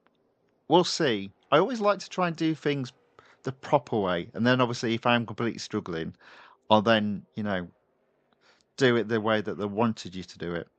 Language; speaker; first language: English; native; English